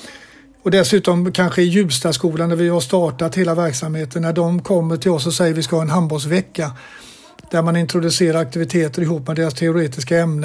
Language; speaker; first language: Swedish; native; Swedish